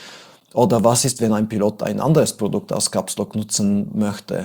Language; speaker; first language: German; non-native, fluent; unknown